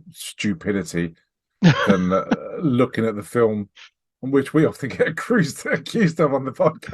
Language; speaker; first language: English; native; English